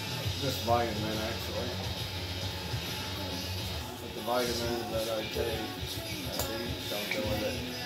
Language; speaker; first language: English; native; English